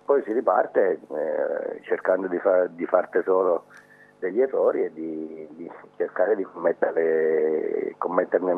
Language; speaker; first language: Italian; native; Italian